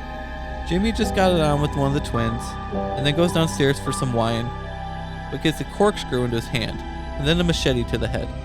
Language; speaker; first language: English; native; English